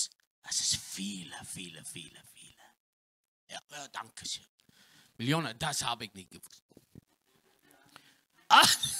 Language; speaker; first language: German; non-native, learner; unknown